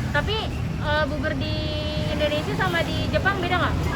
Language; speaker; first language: Indonesian; native; Indonesian